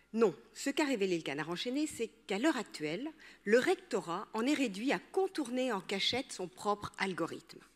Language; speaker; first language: French; native; French